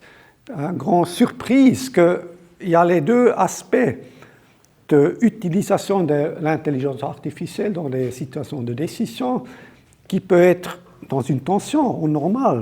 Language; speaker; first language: French; non-native, local second language; German